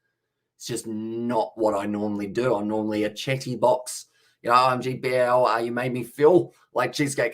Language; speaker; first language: English; native; English